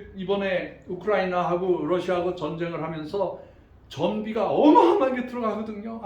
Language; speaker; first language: Korean; native; Korean